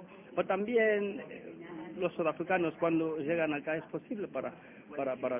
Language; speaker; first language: Spanish; non-native, learner; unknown